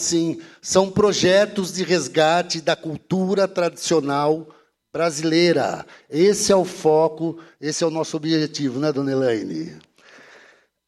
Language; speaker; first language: Portuguese; native; Portuguese